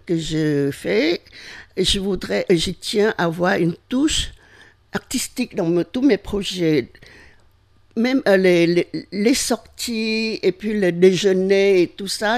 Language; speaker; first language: French; non-native, fluent; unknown